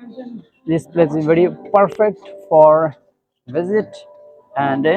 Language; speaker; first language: English; non-native, learner; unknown